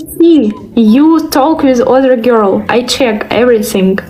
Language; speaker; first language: English; non-native, learner; Russian